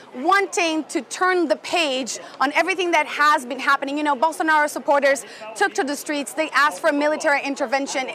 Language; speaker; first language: English; non-native, fluent; Portuguese